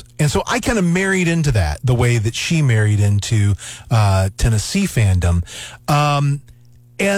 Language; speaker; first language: English; native; English